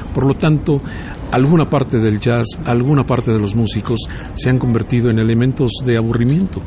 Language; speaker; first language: Spanish; native; Spanish